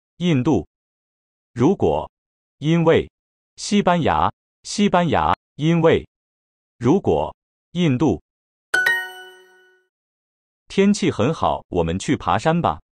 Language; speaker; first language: Chinese; non-native, learner; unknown